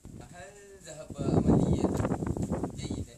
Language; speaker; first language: Arabic; non-native, learner; Malay